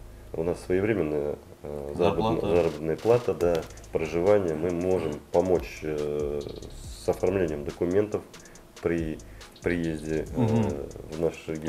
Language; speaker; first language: Russian; native; Russian